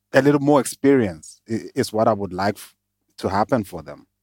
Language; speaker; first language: English; non-native, local second language; Shona